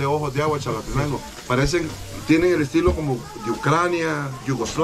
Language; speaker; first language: Spanish; native; Spanish